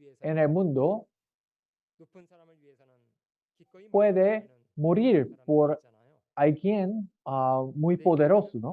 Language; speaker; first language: Spanish; non-native, learner; Korean